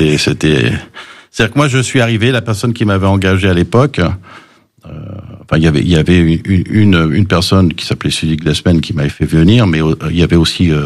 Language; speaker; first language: French; early bilingual, other home language; English